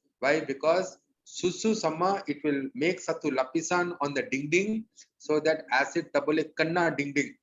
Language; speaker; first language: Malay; non-native, local second language; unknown